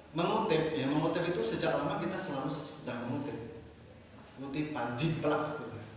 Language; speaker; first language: Indonesian; native; Indonesian